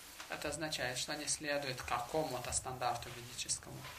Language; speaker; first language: Russian; native; Russian